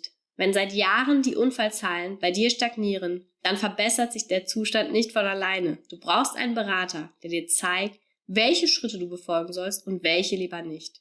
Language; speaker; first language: German; native; German